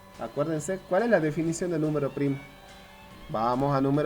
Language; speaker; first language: Spanish; native; Spanish